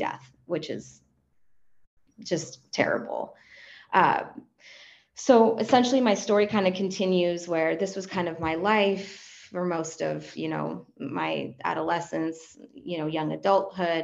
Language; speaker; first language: English; non-native, fluent; Spanish